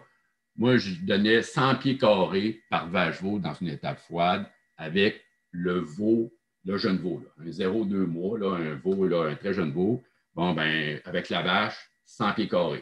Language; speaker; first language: French; native; French